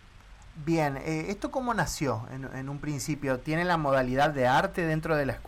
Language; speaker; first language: Spanish; native; Spanish